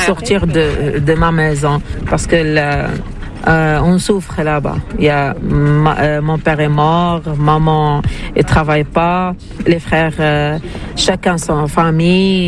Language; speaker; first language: French; non-native, learner; Arabic